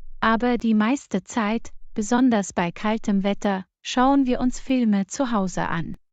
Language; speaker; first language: German; non-native, fluent; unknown